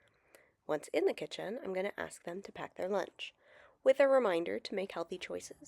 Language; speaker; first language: English; native; English